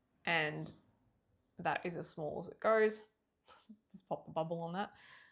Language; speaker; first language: English; native; English